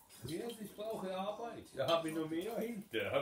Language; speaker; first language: German; non-native, learner; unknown